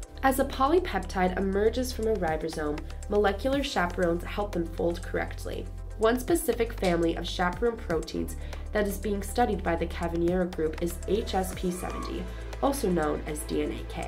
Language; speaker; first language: English; native; English